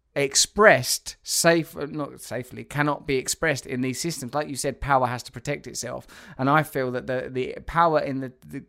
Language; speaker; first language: English; native; English